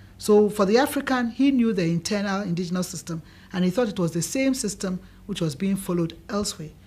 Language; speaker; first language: English; non-native, local second language; Akan